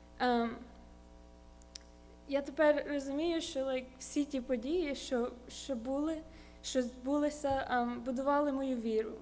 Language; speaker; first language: Ukrainian; early bilingual, heritage; Ukrainian